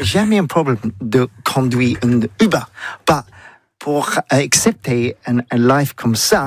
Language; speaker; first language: French; non-native, learner; English